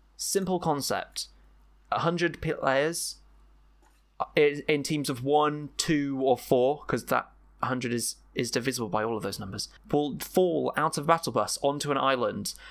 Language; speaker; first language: English; native; English